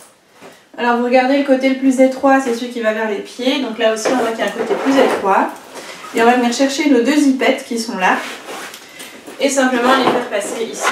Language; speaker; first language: French; native; French